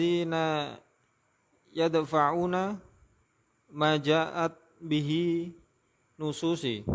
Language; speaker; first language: Arabic; non-native, learner; Indonesian